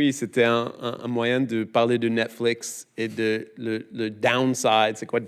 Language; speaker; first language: French; non-native, learner; English